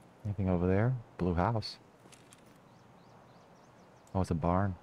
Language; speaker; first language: English; native; English